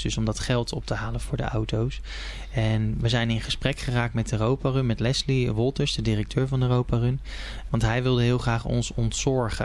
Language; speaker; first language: Dutch; native; Dutch